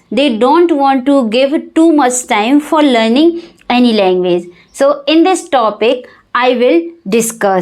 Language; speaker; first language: English; non-native, learner; Hindi